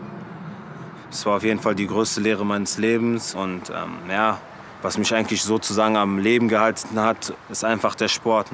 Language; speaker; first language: German; early bilingual, other home language; French